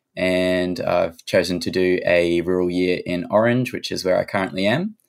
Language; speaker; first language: English; native; English